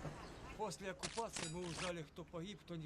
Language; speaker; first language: Russian; native; Russian